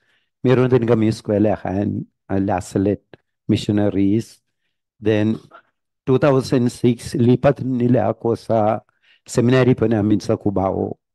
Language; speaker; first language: Filipino; non-native, fluent; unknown